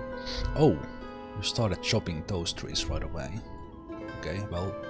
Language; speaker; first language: English; non-native, fluent; Finnish